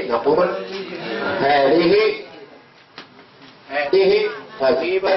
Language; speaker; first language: Arabic; non-native, fluent; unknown